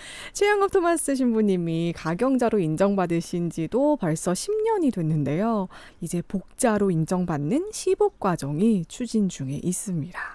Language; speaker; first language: Korean; native; Korean